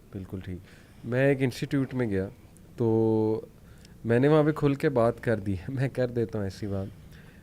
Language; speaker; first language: Urdu; native; Urdu